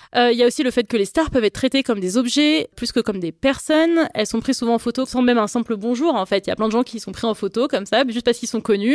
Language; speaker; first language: French; native; French